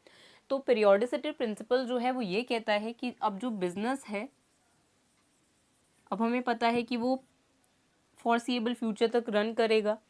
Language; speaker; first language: Hindi; native; Hindi